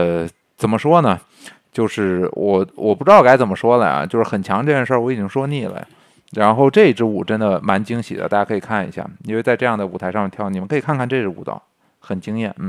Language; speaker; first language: Chinese; native; Chinese